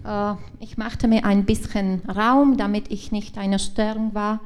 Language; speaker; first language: German; non-native, learner; Czech